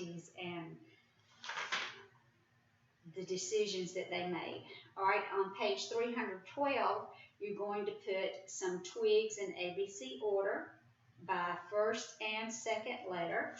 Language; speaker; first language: English; native; English